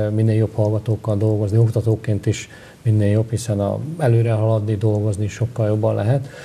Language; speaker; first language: Hungarian; native; Hungarian